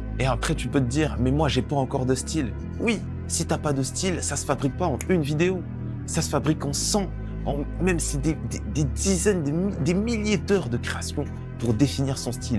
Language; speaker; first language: French; native; French